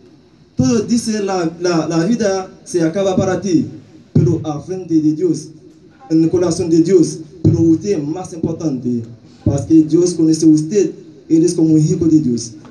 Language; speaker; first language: Spanish; non-native, learner; Haitian Creole